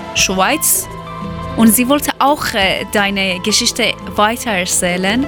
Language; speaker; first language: German; non-native, learner; Persian